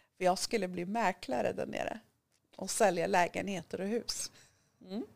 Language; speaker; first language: Swedish; early bilingual, other home language; Kurdish